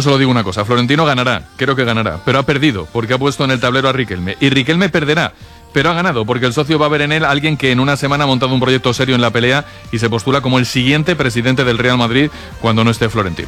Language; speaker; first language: Spanish; native; Spanish